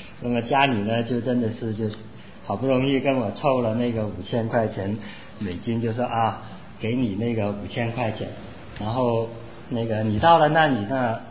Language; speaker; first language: Chinese; non-native, local second language; Cantonese